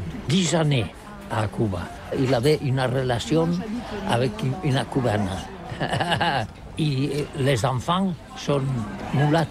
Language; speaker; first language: French; non-native, learner; Catalan